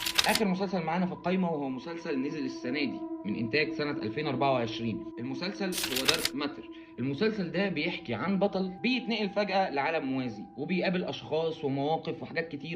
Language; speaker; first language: Arabic; native; Arabic